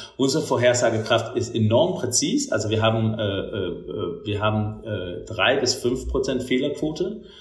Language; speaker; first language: German; non-native, fluent; Danish